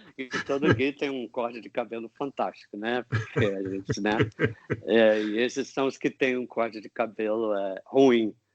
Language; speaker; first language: Portuguese; non-native, fluent; English